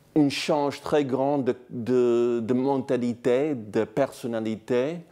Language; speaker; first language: French; non-native, fluent; English